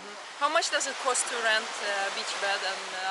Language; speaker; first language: English; non-native, fluent; Russian